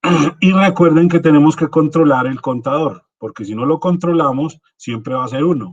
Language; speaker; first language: Spanish; native; Spanish